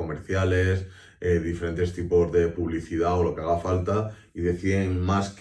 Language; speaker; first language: Spanish; native; Spanish